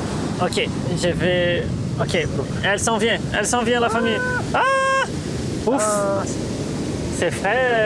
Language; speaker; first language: French; non-native, fluent; Portuguese